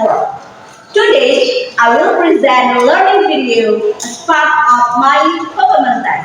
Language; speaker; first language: English; non-native, fluent; Indonesian